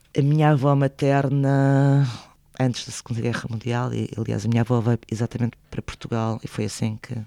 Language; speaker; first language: Portuguese; early bilingual, other home language; Spanish